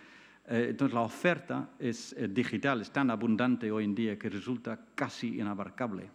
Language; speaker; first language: Spanish; non-native, fluent; English